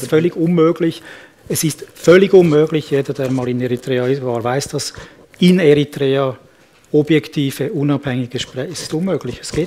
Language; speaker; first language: German; native; German